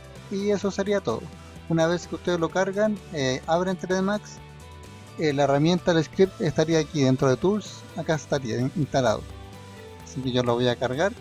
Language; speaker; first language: Spanish; native; Spanish